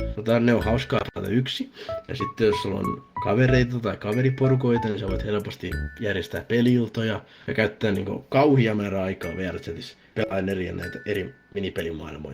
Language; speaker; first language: Finnish; native; Finnish